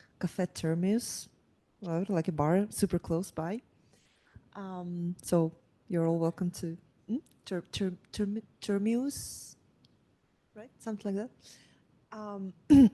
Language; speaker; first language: English; non-native, fluent; Russian